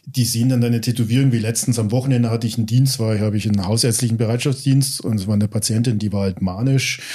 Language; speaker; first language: German; early bilingual, other home language; English